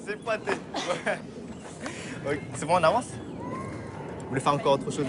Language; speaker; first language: French; native; French